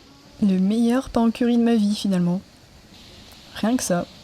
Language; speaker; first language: French; native; French